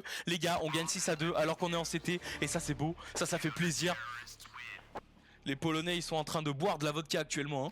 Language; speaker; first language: French; native; French